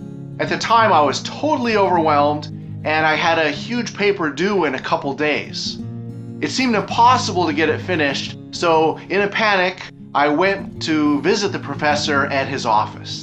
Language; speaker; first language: English; native; English